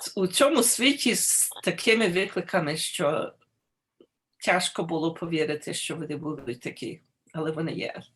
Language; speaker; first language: Ukrainian; early bilingual, heritage; Ukrainian